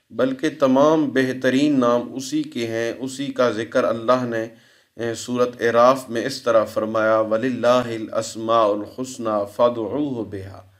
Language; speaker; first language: Urdu; native; Urdu